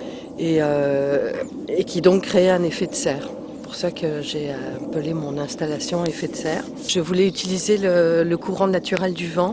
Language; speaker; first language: French; native; French